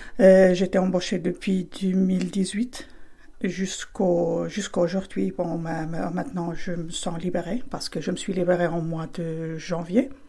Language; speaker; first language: French; non-native, fluent; Spanish